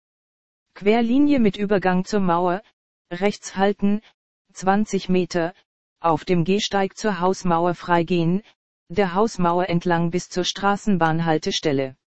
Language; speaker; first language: German; native; German